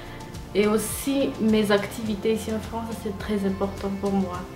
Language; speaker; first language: French; non-native, local second language; Malagasy